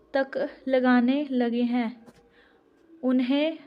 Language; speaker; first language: Hindi; non-native, local second language; Punjabi